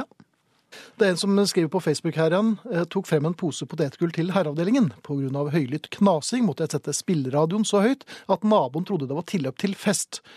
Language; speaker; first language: Norwegian; native; Norwegian